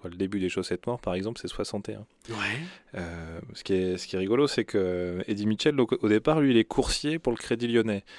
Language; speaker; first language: French; native; French